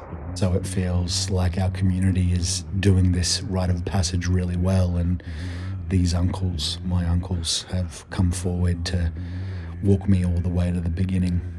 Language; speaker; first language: English; native; English